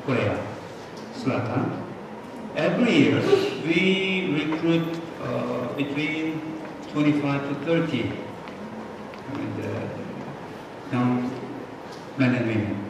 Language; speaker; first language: English; non-native, fluent; Korean